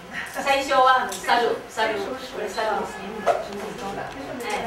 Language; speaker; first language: Japanese; non-native, fluent; Chinese